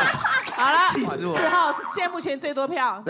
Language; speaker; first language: Chinese; native; Chinese